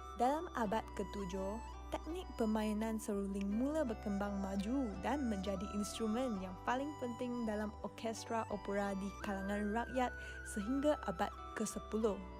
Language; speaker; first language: Malay; non-native, local second language; Chinese